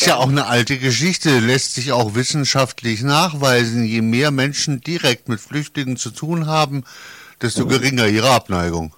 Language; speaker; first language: German; native; German